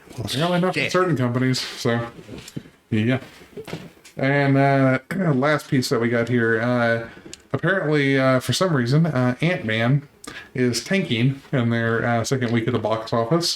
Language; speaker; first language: English; native; English